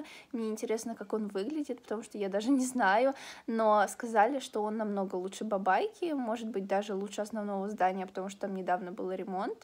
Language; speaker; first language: Russian; native; Russian